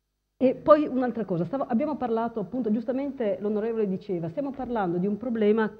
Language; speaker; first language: Italian; native; Italian